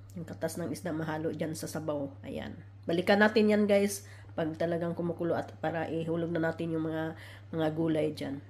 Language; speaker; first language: Filipino; non-native, local second language; Cebuano